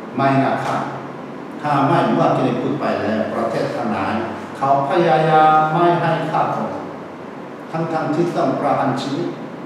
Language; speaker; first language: Thai; non-native, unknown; Korean